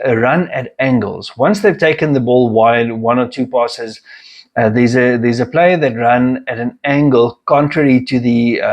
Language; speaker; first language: English; non-native, local second language; Afrikaans